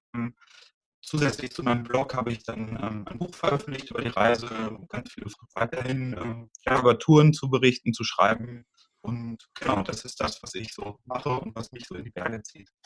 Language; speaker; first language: German; native; German